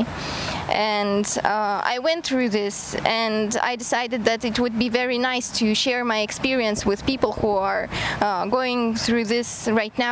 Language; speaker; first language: English; non-native, fluent; Kazakh